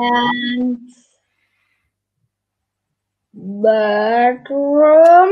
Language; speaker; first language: English; non-native, learner; Turkish